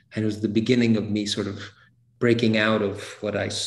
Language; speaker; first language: English; native; English